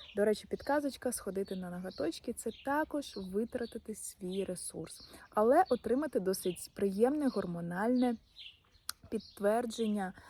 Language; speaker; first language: Ukrainian; non-native, local second language; Russian